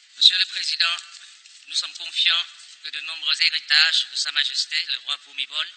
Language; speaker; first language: French; non-native, fluent; Thai